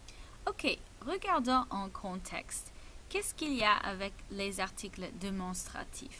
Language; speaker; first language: French; non-native, fluent; English